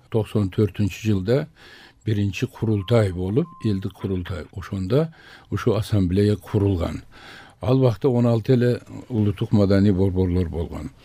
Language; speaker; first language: Kyrgyz; non-native, local second language; Tajik